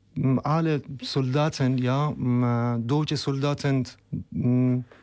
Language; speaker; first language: German; non-native, fluent; Persian